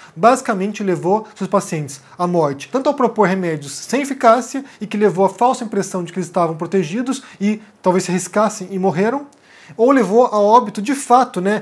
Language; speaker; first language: Portuguese; native; Portuguese